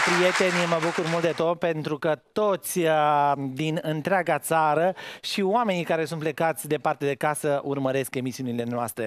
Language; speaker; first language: Romanian; native; Romanian